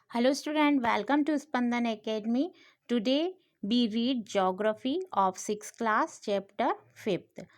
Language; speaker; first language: English; non-native, local second language; Hindi